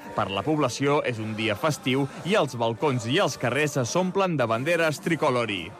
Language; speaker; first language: Catalan; native; Catalan